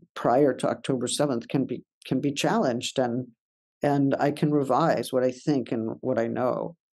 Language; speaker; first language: English; native; English